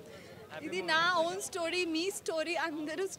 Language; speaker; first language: Telugu; non-native, learner; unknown